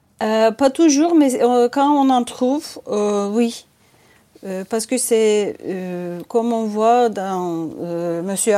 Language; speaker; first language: French; non-native, fluent; Turkish